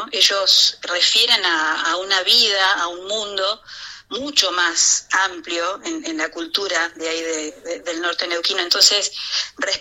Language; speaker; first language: Spanish; native; Spanish